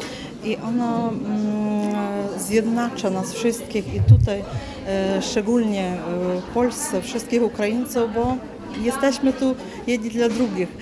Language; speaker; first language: Polish; non-native, fluent; Ukrainian